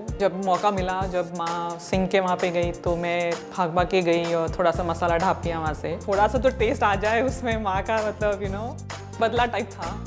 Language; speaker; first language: Hindi; native; Hindi